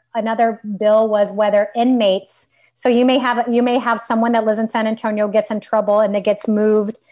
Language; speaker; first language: English; native; English